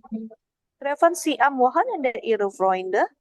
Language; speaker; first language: German; non-native, learner; Indonesian